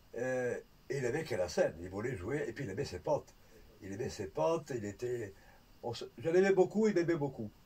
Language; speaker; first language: French; non-native, fluent; Italian